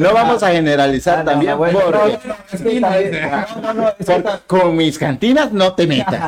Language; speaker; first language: Spanish; native; Spanish